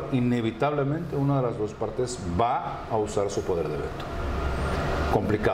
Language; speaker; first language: Spanish; non-native, fluent; Portuguese